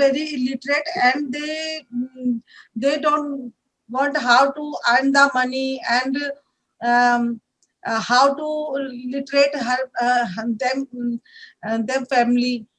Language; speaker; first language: English; non-native, learner; Hindi